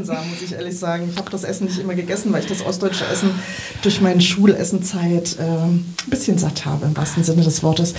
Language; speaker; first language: German; native; German